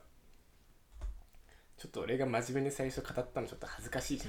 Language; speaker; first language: Japanese; native; Japanese